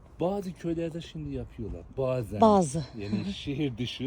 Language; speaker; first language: Turkish; non-native, learner; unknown